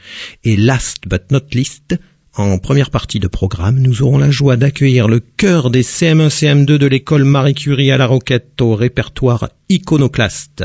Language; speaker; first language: French; native; French